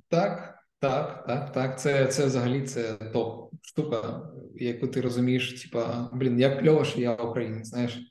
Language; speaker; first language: Ukrainian; non-native, local second language; Russian